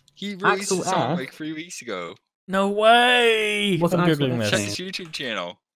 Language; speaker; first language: English; native; English